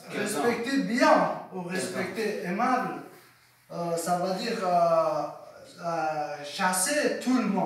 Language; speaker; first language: French; non-native, learner; Persian